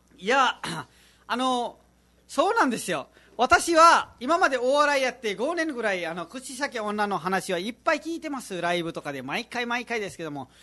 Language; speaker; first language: Japanese; non-native, fluent; Nepali